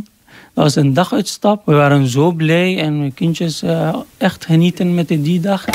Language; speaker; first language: Dutch; non-native, learner; Arabic